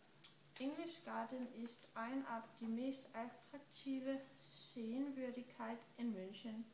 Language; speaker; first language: German; non-native, learner; Danish